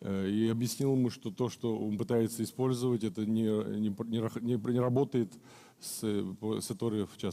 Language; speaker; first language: Russian; native; Russian